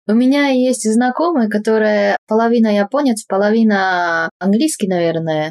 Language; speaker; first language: Russian; non-native, fluent; Japanese